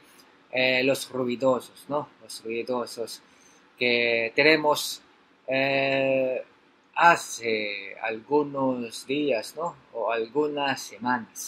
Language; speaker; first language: Spanish; non-native, learner; Filipino